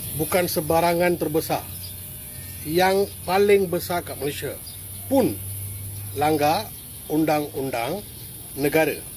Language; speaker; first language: Malay; non-native, local second language; Tamil